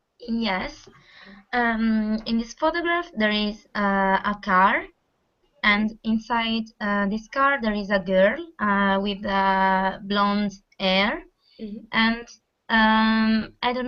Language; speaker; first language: English; non-native, fluent; Italian